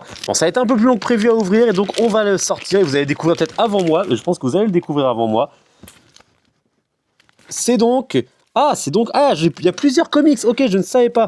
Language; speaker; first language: French; native; French